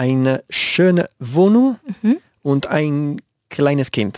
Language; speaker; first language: German; non-native, learner; Spanish